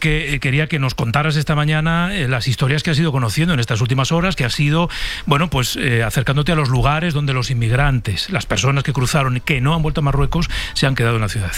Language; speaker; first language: Spanish; native; Spanish